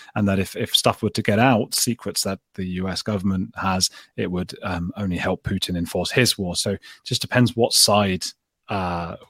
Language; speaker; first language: English; native; English